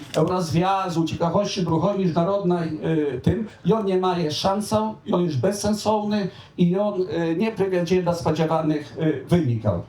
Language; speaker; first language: Polish; non-native, local second language; Belarusian